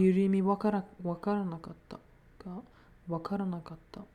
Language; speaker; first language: Japanese; non-native, learner; English